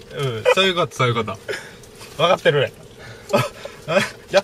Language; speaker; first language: Japanese; native; Japanese